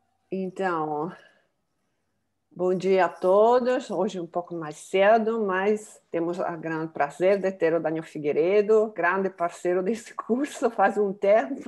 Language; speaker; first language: Portuguese; non-native, fluent; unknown